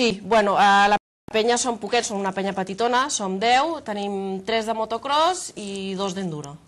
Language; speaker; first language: Catalan; native; Catalan